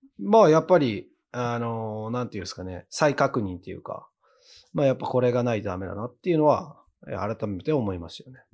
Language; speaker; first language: Japanese; native; Japanese